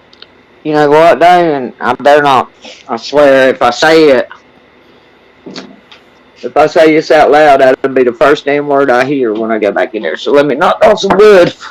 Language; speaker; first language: English; native; English